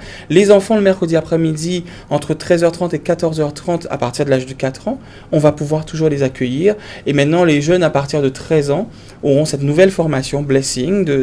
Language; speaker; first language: French; native; French